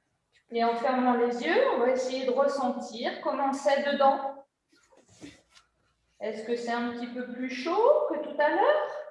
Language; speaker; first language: French; native; French